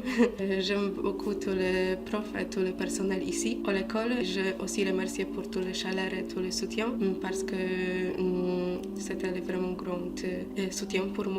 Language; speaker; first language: French; non-native, fluent; Polish